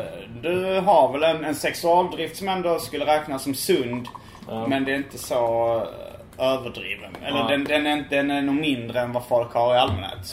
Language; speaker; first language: Swedish; native; Swedish